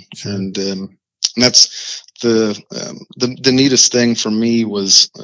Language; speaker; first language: English; native; English